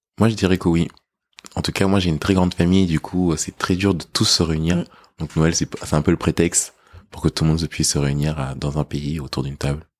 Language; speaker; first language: French; early bilingual, other home language; English